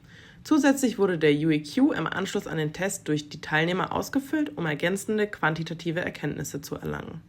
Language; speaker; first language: German; native; German